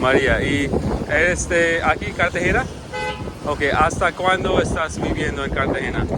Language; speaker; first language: Spanish; non-native, learner; English